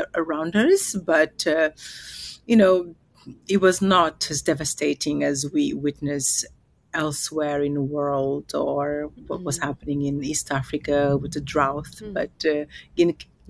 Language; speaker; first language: English; non-native, fluent; Upper Guinea Crioulo